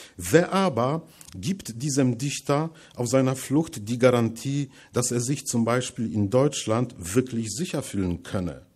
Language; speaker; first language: German; non-native, fluent; Polish